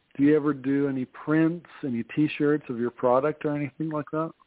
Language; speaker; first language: English; native; English